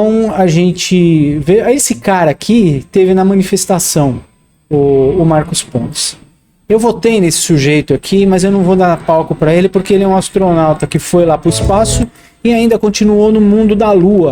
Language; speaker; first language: Portuguese; native; Portuguese